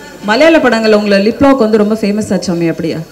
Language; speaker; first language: Tamil; native; Tamil